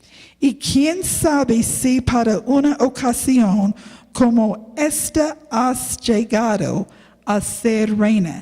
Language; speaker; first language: Spanish; non-native, learner; English